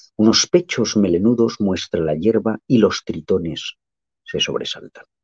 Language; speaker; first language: Spanish; non-native, local second language; Catalan